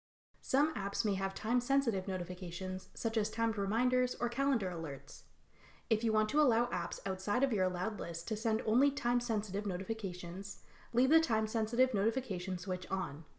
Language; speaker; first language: English; native; English